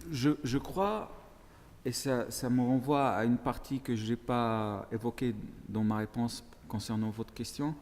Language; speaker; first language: French; non-native, fluent; Arabic